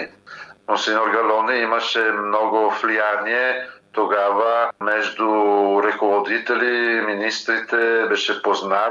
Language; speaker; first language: Bulgarian; non-native, fluent; Italian